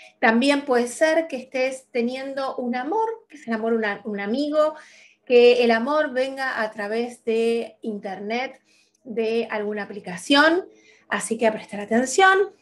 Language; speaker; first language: Spanish; native; Spanish